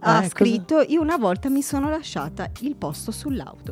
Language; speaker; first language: Italian; native; Italian